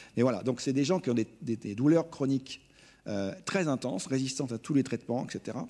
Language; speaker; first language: French; native; French